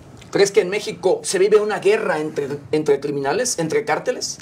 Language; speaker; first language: Spanish; native; Spanish